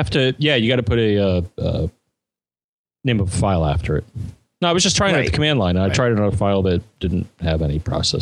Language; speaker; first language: English; native; English